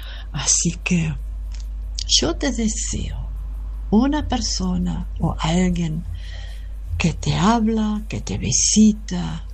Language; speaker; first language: Spanish; non-native, fluent; German